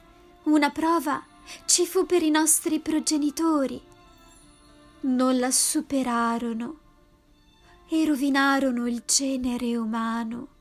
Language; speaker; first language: Italian; native; Italian